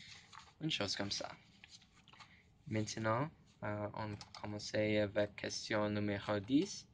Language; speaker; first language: French; non-native, learner; English